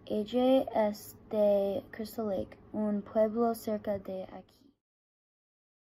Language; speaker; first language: Spanish; non-native, learner; English